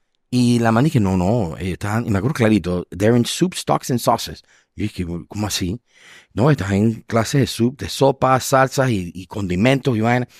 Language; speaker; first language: Spanish; native; Spanish